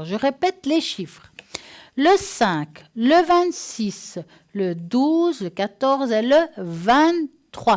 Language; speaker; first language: French; native; French